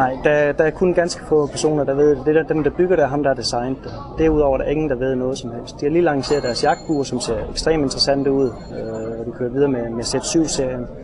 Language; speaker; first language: Danish; native; Danish